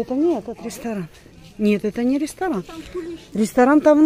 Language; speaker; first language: Russian; native; Russian